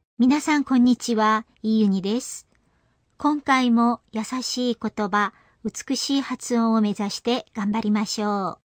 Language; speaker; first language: Japanese; non-native, fluent; Korean